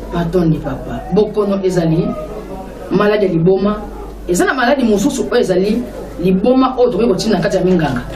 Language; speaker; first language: Lingala; non-native, local second language; Kongo